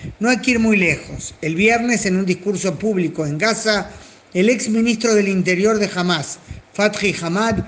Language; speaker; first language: Spanish; native; Spanish